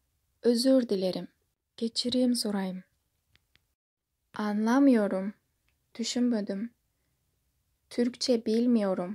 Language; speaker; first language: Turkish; non-native, fluent; Kyrgyz